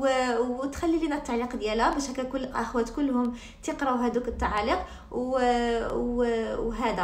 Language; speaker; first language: Arabic; native; Arabic